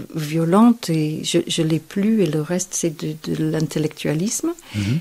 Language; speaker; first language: French; non-native, fluent; English